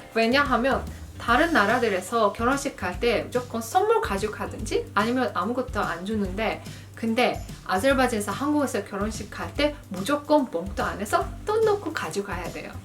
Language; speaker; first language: Korean; non-native, fluent; Azerbaijani